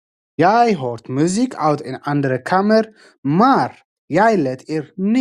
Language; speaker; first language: Dutch; non-native, learner; Tigrinya